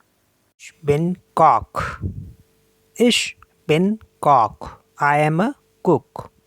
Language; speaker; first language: German; non-native, learner; Hindi